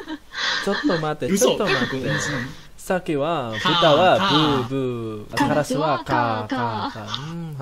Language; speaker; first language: Japanese; non-native, learner; Indonesian